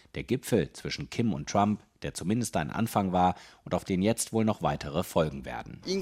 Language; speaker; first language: German; native; German